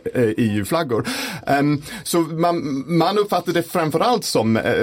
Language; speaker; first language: Swedish; non-native, fluent; English